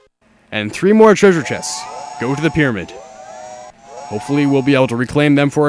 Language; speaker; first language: English; native; English